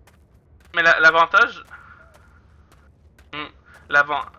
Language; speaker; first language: French; native; French